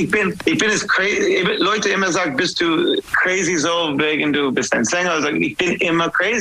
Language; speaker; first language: German; non-native, learner; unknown